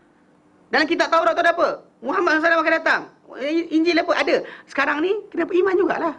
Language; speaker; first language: Malay; native; Malay